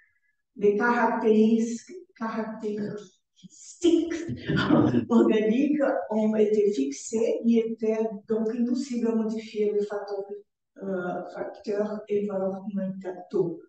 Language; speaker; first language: French; non-native, learner; Portuguese